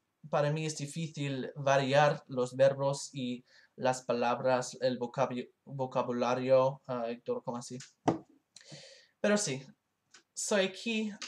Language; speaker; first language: Spanish; non-native, learner; English